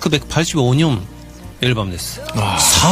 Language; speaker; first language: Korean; non-native, learner; Japanese